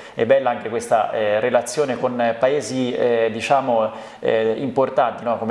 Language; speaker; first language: Italian; native; Italian